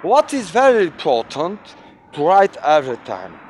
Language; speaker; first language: English; non-native, learner; Bulgarian